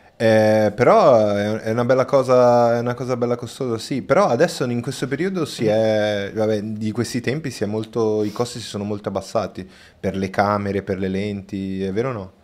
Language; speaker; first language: Italian; non-native, fluent; Spanish